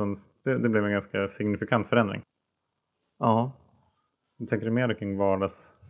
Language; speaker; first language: Swedish; native; Swedish